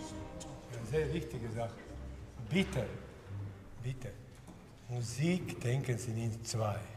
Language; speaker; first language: German; non-native, fluent; Latvian